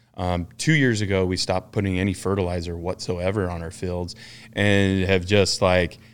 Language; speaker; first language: English; native; English